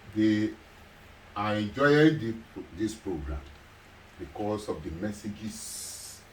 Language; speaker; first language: English; non-native, local second language; Yoruba